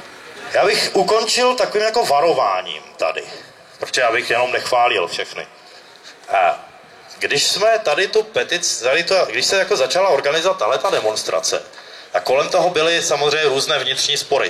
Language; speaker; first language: Czech; native; Czech